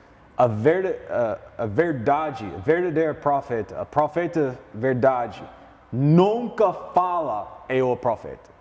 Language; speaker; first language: Portuguese; non-native, learner; English